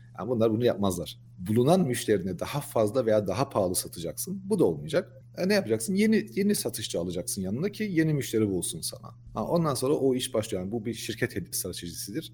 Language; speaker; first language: Turkish; early bilingual, heritage; Turkish